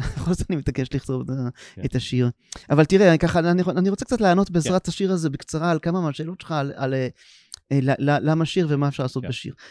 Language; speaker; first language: Hebrew; native; Hebrew